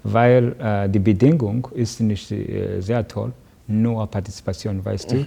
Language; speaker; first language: German; non-native, learner; Kinyarwanda